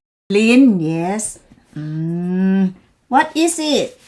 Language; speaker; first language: English; non-native, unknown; Thai